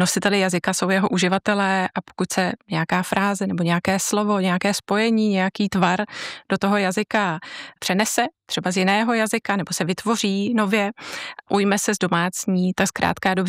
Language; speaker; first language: Czech; native; Czech